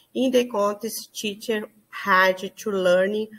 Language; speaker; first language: English; non-native, learner; Portuguese